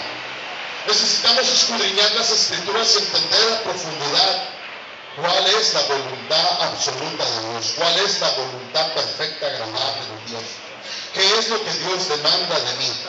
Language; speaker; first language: Spanish; native; Spanish